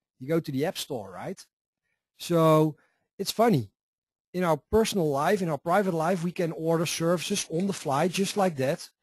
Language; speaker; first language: English; non-native, fluent; Dutch